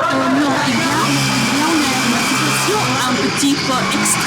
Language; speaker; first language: French; non-native, learner; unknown